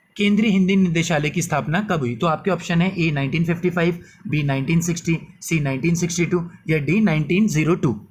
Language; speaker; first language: Hindi; native; Hindi